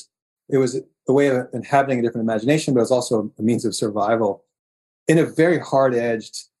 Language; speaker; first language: English; native; English